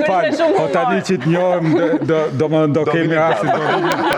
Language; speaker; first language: Albanian; native; Albanian